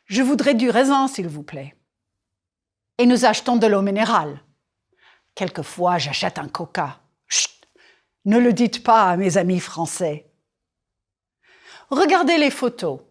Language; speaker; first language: French; non-native, fluent; English